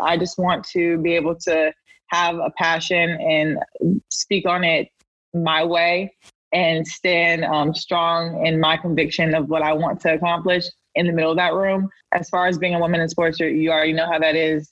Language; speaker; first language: English; native; English